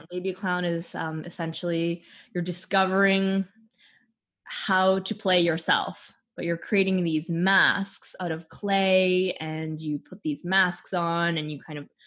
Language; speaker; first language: English; native; English